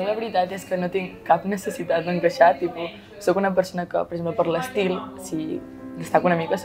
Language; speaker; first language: Catalan; non-native, local second language; Spanish